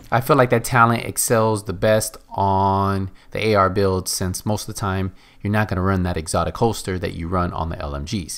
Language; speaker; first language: English; native; English